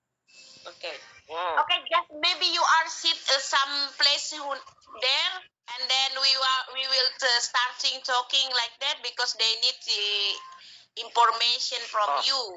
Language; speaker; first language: English; non-native, learner; Indonesian